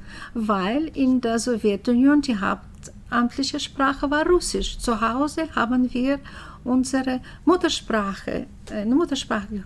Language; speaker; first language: German; early bilingual, heritage; German